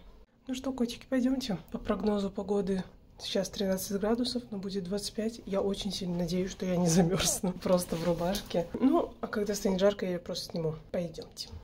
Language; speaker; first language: Russian; native; Russian